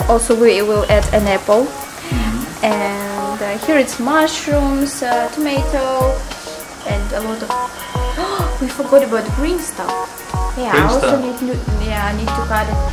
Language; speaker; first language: English; non-native, fluent; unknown